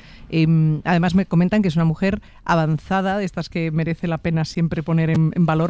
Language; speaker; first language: Spanish; native; Spanish